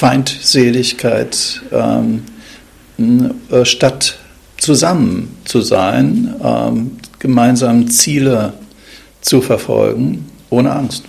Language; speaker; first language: German; native; German